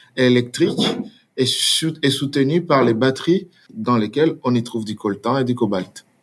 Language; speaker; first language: French; non-native, local second language; Swahili